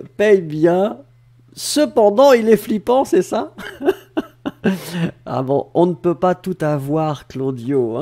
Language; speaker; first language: French; native; French